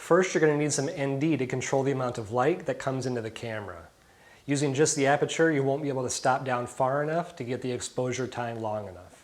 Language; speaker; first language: English; native; English